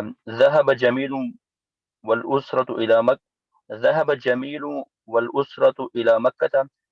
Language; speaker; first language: Arabic; non-native, learner; English